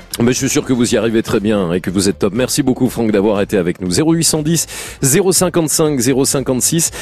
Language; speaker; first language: French; native; French